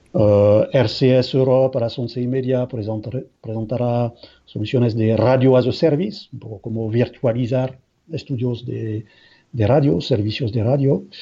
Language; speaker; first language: Spanish; non-native, fluent; French